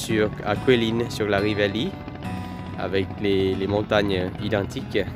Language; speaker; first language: French; non-native, fluent; Vietnamese